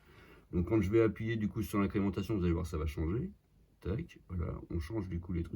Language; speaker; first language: French; native; French